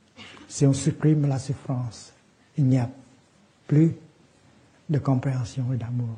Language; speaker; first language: French; non-native, fluent; Vietnamese